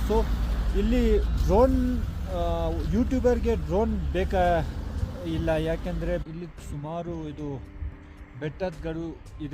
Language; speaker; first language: Kannada; non-native, local second language; Ladakhi